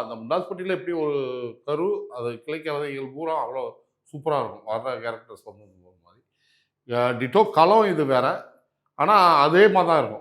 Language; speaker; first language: Tamil; native; Tamil